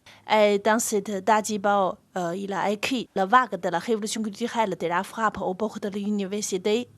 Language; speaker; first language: French; non-native, fluent; Chinese